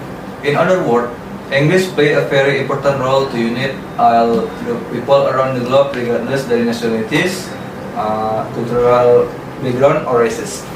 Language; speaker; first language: English; non-native, learner; Indonesian